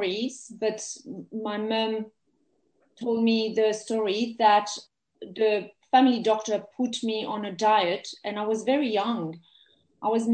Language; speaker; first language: English; non-native, fluent; French